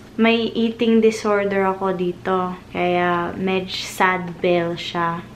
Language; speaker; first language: Filipino; non-native, fluent; English